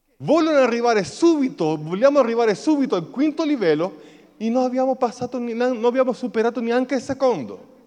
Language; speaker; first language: Italian; non-native, fluent; Spanish